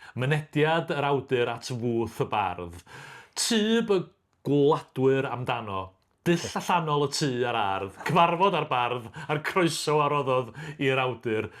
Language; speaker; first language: Welsh; native; Welsh